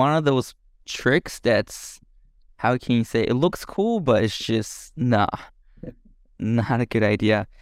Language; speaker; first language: English; non-native, fluent; Japanese